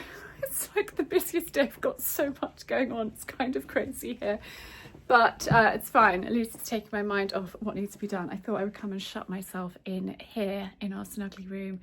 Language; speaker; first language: English; native; English